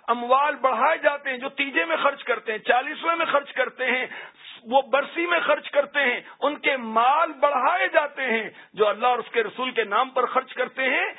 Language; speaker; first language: Urdu; native; Urdu